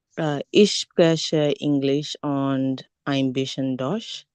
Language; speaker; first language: German; non-native, learner; English